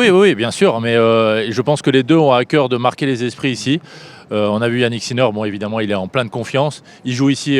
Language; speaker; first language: French; native; French